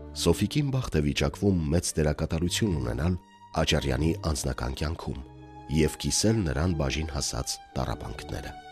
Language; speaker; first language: Armenian; native; Armenian